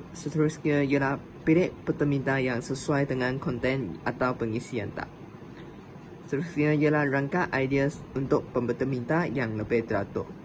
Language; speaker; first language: Malay; non-native, local second language; Chinese